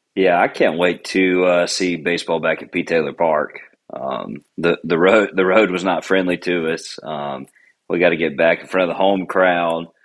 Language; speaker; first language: English; native; English